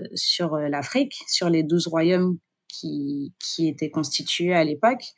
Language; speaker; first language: French; native; French